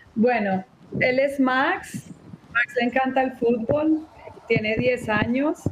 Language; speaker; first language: Spanish; native; Spanish